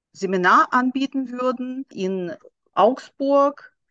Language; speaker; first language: German; non-native, fluent; Russian